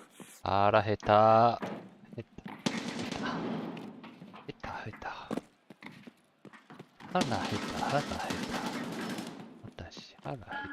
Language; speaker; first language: Japanese; non-native, learner; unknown